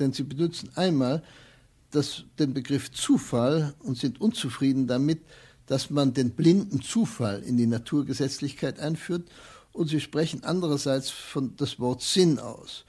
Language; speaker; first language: German; native; German